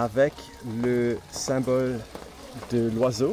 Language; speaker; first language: French; non-native, fluent; English